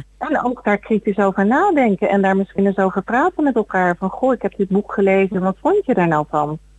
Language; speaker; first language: Dutch; native; Dutch